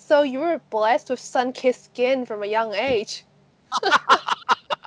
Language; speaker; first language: English; non-native, local second language; Cantonese